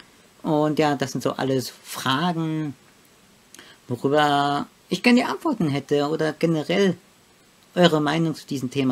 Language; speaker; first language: German; native; German